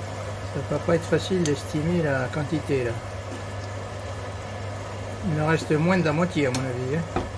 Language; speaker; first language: French; native; French